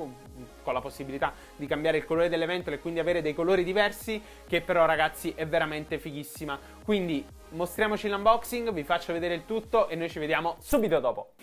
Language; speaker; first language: Italian; native; Italian